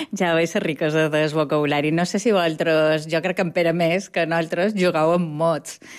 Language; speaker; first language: Catalan; native; Catalan